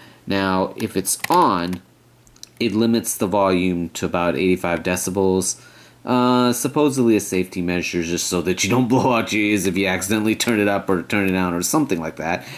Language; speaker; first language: English; native; English